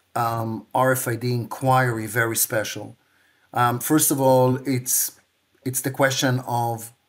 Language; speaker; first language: English; non-native, fluent; Hebrew